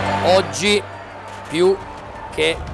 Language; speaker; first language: Italian; native; Italian